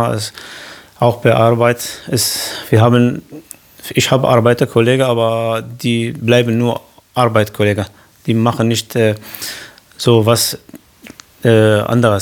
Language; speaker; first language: German; non-native, local second language; Kurdish